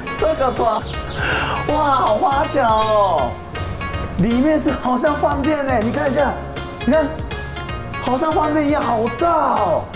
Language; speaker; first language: Chinese; non-native, fluent; Japanese